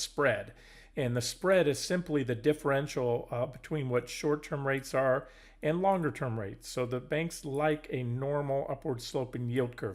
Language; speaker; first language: English; native; English